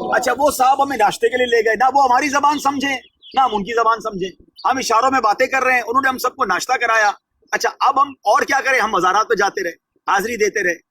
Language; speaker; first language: Urdu; native; Urdu